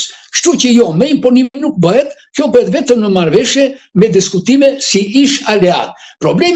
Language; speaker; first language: Albanian; native; Albanian